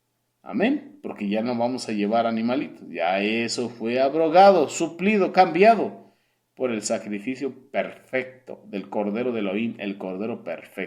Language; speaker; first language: Spanish; native; Spanish